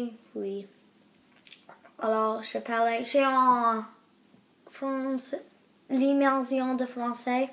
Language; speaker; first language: French; non-native, learner; English